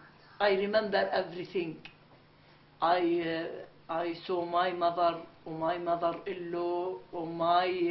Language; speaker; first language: English; non-native, learner; Arabic